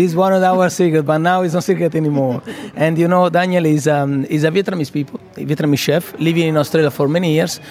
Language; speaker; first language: English; non-native, fluent; Italian